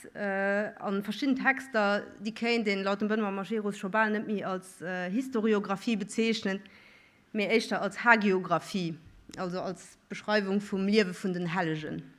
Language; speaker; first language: Luxembourgish; native; Luxembourgish